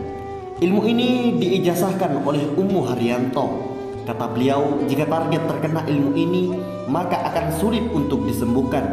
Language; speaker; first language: Indonesian; native; Indonesian